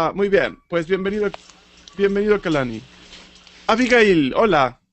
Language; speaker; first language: Spanish; native; Spanish